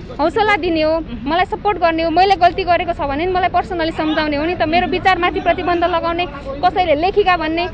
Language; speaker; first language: Nepali; native; Nepali